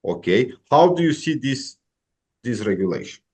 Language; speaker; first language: English; non-native, fluent; Romanian